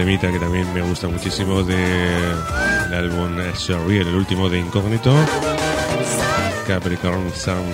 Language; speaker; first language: Spanish; native; Spanish